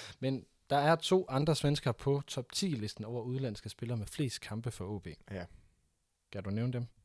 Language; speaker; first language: Danish; native; Danish